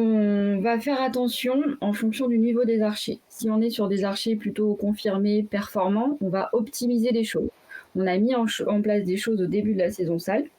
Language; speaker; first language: French; native; French